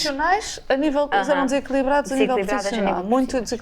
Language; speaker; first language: Portuguese; native; Portuguese